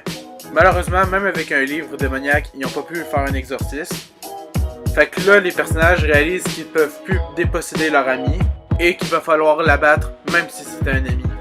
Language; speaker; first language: French; native; French